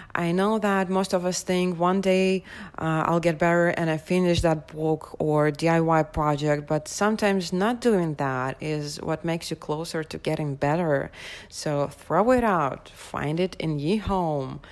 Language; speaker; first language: English; non-native, fluent; Russian